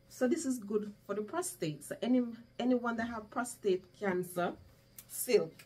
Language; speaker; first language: English; non-native, local second language; Jamaican Creole English